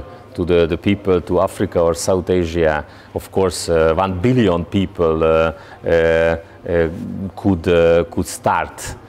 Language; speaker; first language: English; non-native, learner; Hungarian